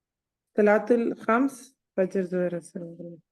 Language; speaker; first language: Arabic; non-native, learner; Urdu